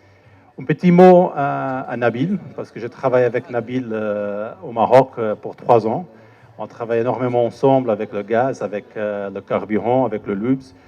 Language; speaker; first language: French; non-native, fluent; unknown